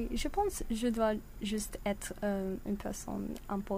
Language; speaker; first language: French; non-native, learner; English